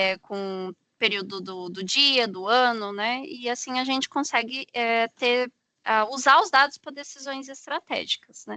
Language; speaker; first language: Portuguese; native; Portuguese